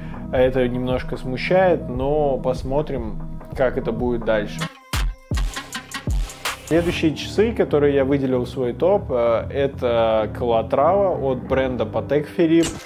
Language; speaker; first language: Russian; native; Russian